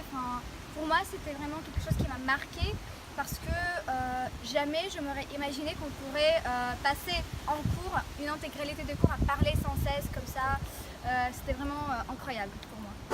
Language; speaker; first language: French; non-native, fluent; Russian